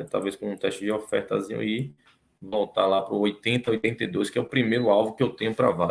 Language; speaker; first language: Portuguese; native; Portuguese